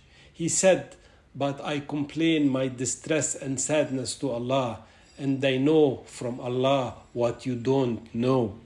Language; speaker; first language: English; non-native, fluent; Arabic